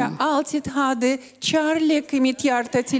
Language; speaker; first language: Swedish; non-native, learner; Russian